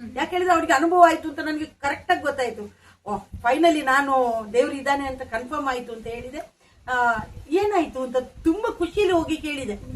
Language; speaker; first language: Kannada; non-native, local second language; Tulu